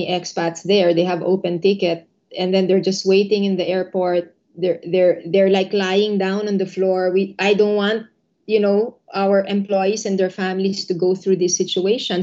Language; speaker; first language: English; non-native, local second language; Filipino